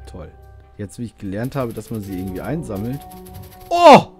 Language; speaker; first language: German; native; German